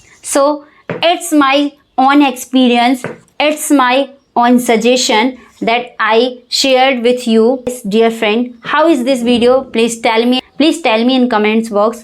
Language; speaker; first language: English; non-native, learner; Hindi